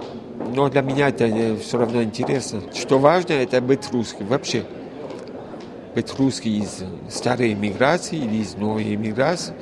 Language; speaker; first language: Russian; early bilingual, heritage; Russian